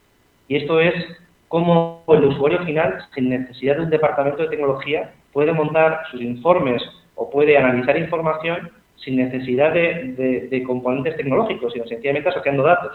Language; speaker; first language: Spanish; native; Spanish